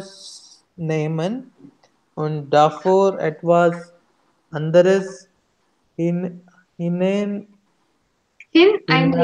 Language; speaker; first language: German; non-native, learner; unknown